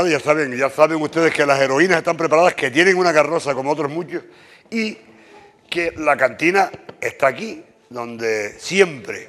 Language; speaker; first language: Spanish; native; Spanish